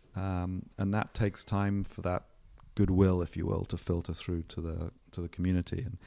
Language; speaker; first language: English; native; English